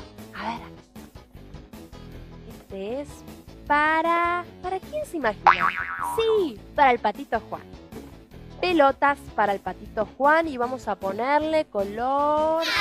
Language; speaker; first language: Spanish; native; Spanish